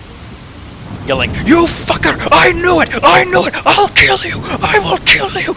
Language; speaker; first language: English; native; English